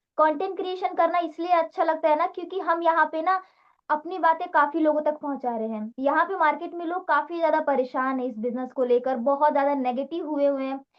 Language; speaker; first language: Hindi; native; Hindi